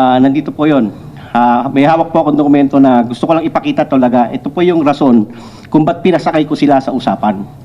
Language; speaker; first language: Filipino; non-native, local second language; Cebuano